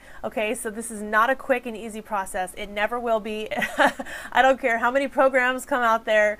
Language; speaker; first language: English; native; English